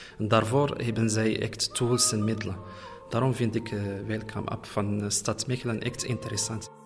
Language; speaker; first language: Dutch; non-native, fluent; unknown